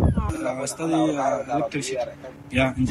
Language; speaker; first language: English; non-native, learner; Arabic